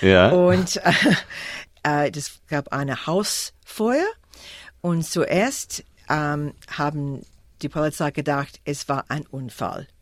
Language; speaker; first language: German; non-native, fluent; English